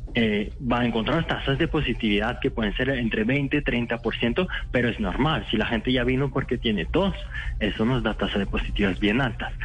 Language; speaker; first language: Spanish; non-native, fluent; French